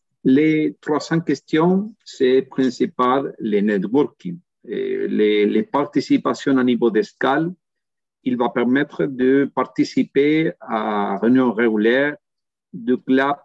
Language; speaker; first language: French; non-native, learner; Spanish